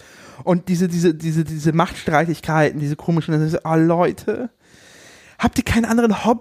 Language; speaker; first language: German; native; German